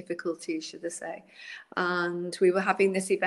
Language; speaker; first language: English; native; English